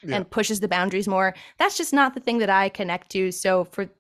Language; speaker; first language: English; native; English